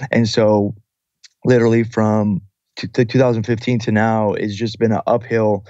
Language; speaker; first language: English; early bilingual, other home language; Russian